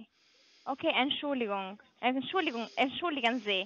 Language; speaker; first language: German; non-native, fluent; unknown